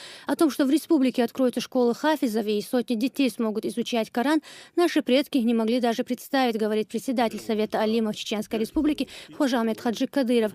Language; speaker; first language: Russian; native; Russian